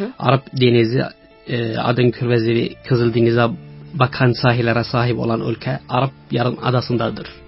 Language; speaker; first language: Turkish; non-native, fluent; Arabic